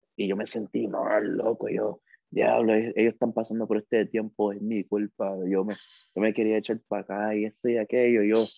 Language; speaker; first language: Spanish; early bilingual, heritage; Spanish